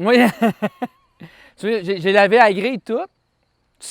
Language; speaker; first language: French; native; French